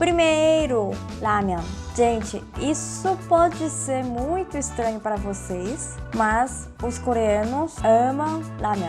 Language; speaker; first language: Portuguese; non-native, fluent; Korean